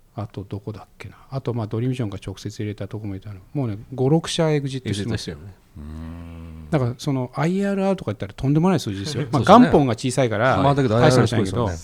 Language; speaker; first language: Japanese; native; Japanese